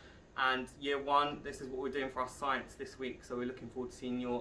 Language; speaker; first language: English; native; English